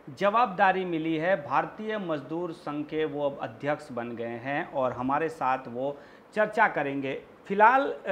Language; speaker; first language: Hindi; non-native, local second language; Gujarati